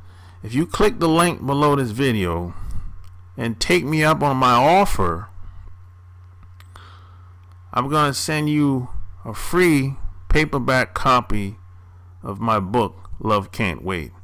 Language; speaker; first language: English; native; English